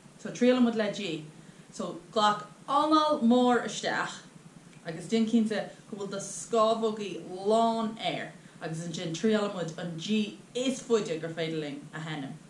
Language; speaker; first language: Irish; native; Irish